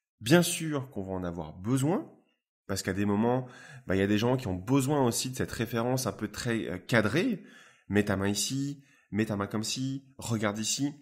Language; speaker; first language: French; native; French